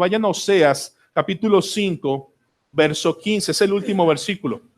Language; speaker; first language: Spanish; native; Spanish